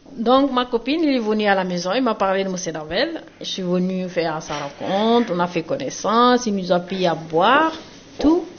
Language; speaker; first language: French; non-native, local second language; Wolof